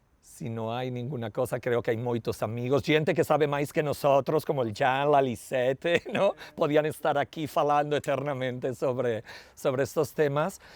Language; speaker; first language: Portuguese; non-native, learner; Spanish